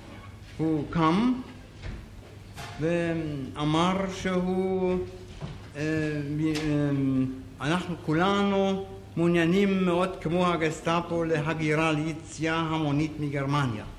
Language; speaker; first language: Hebrew; non-native, fluent; German